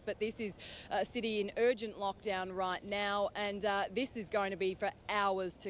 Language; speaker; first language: English; native; English